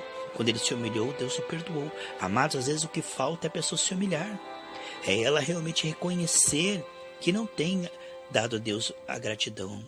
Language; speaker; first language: Portuguese; native; Portuguese